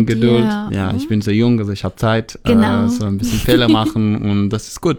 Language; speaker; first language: German; non-native, learner; Hebrew